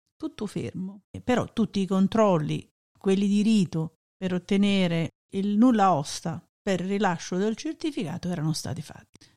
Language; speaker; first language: Italian; native; Italian